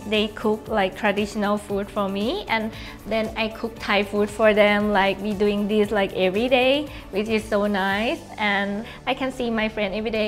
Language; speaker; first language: English; non-native, learner; Thai